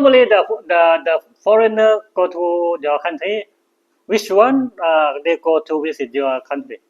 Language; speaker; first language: English; non-native, learner; Thai